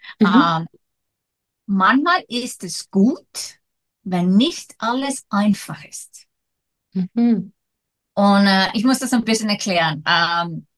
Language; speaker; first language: German; non-native, fluent; Icelandic